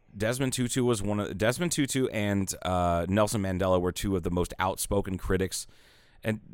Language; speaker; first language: English; native; English